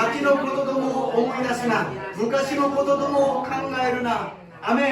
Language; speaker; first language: Japanese; non-native, fluent; Korean